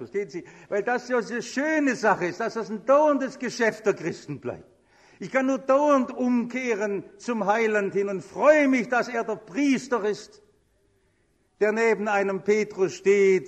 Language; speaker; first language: German; native; German